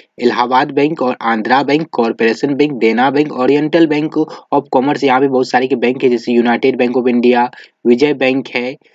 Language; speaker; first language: Hindi; native; Hindi